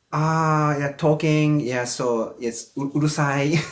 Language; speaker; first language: English; non-native, learner; Japanese